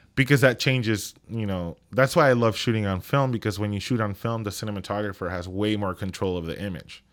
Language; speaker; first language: English; non-native, fluent; Spanish